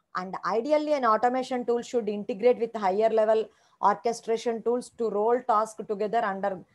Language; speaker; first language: English; non-native, local second language; Telugu